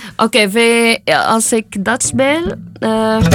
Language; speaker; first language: Dutch; non-native, fluent; Arabic